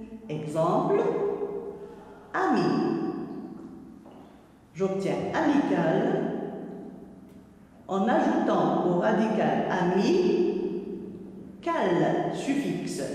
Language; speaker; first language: French; non-native, local second language; Arabic